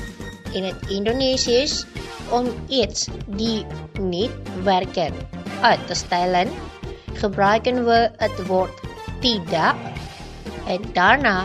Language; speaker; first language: Dutch; non-native, learner; Indonesian